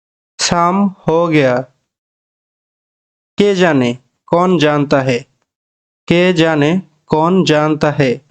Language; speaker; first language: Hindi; non-native, learner; Bangla